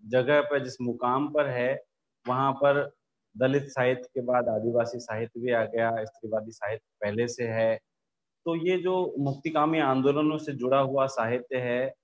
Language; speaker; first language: Hindi; native; Hindi